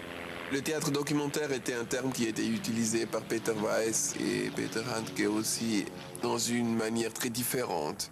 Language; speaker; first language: French; non-native, local second language; German